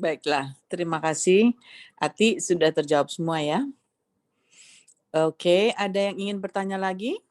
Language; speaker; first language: Indonesian; native; Indonesian